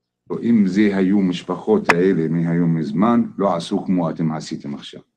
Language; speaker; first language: Hebrew; non-native, local second language; Arabic